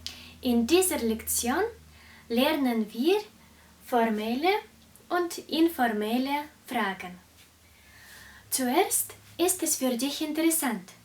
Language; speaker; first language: German; non-native, fluent; Russian